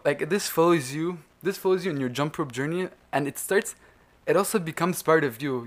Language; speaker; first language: English; non-native, fluent; Arabic